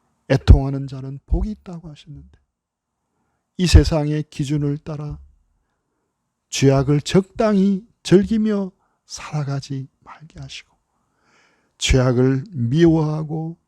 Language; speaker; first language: Korean; native; Korean